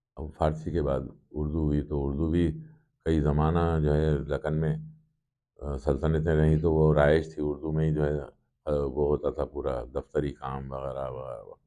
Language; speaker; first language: Urdu; native; Urdu